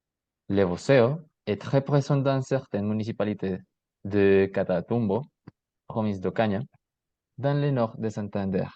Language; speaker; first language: French; non-native, learner; Spanish